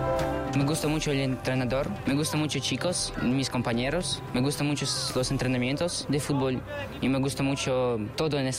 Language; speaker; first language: Spanish; non-native, learner; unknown